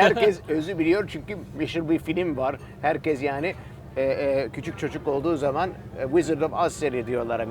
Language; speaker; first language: Turkish; early bilingual, heritage; Turkish